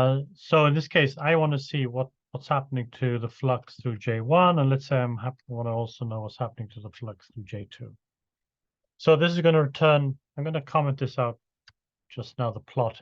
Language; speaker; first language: English; native; English